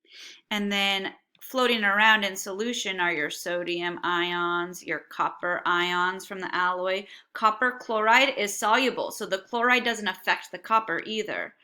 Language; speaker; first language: English; native; English